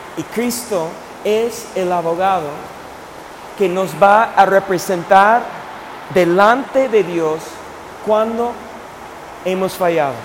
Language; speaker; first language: Spanish; non-native, fluent; English